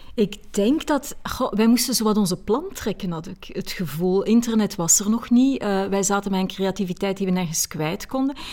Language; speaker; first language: Dutch; native; Dutch